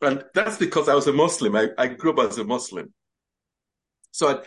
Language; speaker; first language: English; non-native, local second language; Yoruba